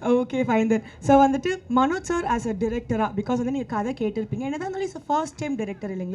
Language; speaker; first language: Tamil; native; Tamil